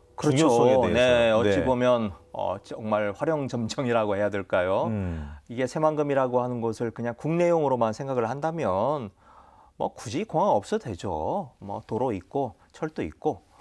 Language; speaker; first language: Korean; native; Korean